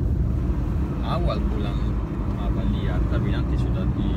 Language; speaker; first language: Indonesian; early bilingual, heritage; Indonesian